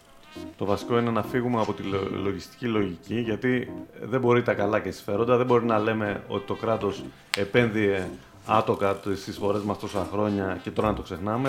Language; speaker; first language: Greek; native; Greek